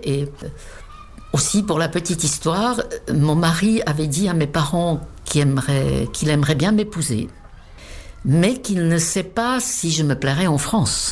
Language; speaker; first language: French; non-native, fluent; Czech